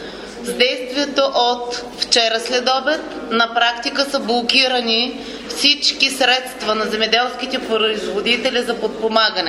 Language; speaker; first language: Bulgarian; native; Bulgarian